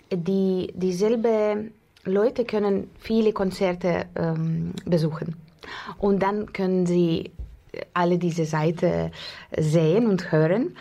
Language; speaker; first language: German; non-native, learner; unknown